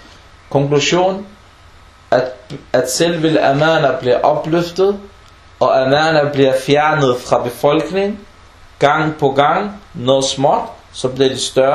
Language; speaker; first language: Danish; early bilingual, other home language; Arabic